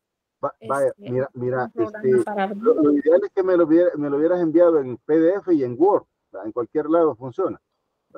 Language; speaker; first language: Spanish; native; Spanish